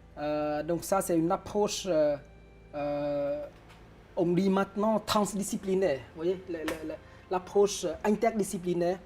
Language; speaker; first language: French; non-native, fluent; Vietnamese